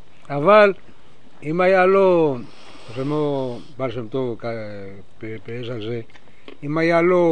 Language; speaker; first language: Hebrew; non-native, fluent; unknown